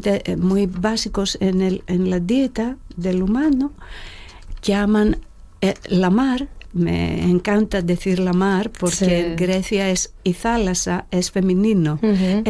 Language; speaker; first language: Spanish; non-native, fluent; Greek